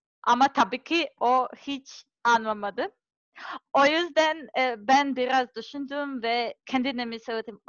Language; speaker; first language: Turkish; non-native, learner; Serbian